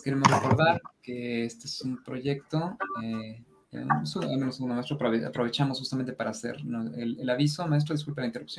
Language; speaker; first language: Spanish; native; Spanish